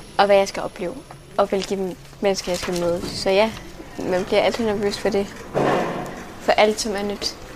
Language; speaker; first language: Danish; non-native, fluent; Arabic